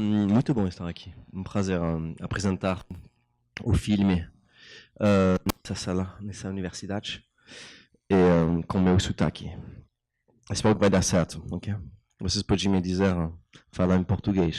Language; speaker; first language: Portuguese; non-native, learner; French